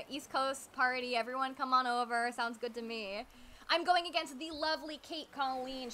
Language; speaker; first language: English; native; English